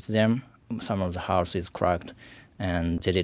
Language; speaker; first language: English; non-native, fluent; Japanese